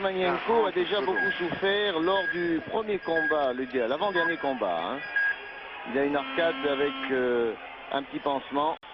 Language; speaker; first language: French; native; French